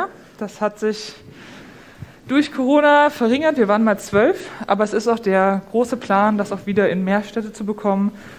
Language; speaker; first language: German; native; German